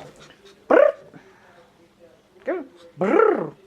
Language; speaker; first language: English; native; English